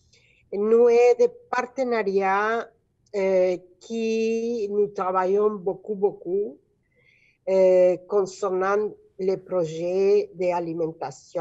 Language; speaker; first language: French; non-native, fluent; Spanish